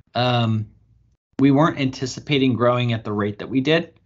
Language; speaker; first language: English; native; English